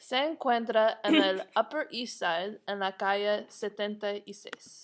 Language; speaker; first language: Spanish; non-native, learner; English